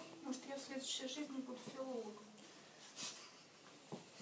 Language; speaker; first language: Russian; native; Russian